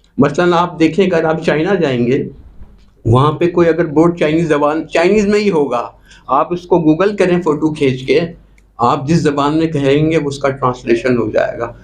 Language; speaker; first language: Urdu; non-native, local second language; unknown